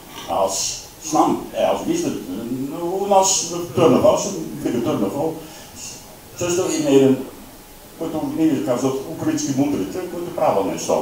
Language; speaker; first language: Bulgarian; non-native, learner; Slovak